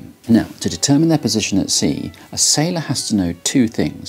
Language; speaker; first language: English; native; English